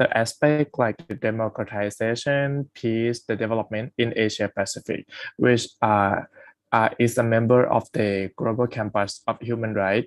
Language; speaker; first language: English; non-native, fluent; Thai